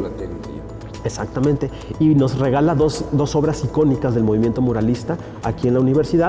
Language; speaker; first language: Spanish; native; Spanish